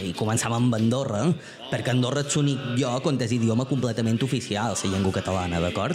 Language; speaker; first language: Catalan; native; Catalan